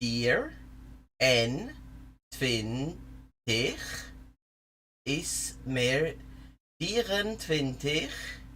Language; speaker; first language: Dutch; non-native, learner; English